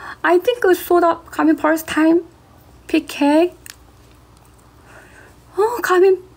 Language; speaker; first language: English; non-native, learner; Thai